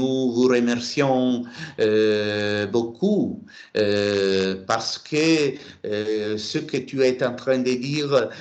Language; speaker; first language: French; non-native, learner; Italian